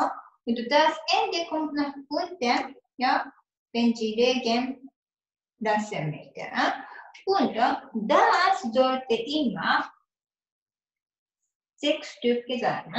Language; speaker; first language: German; non-native, learner; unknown